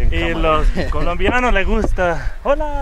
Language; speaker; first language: Spanish; non-native, learner; English